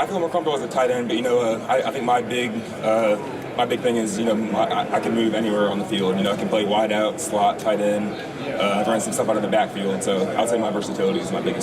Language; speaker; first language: English; native; English